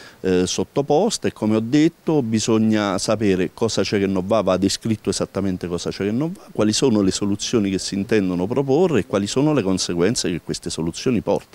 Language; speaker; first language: Italian; native; Italian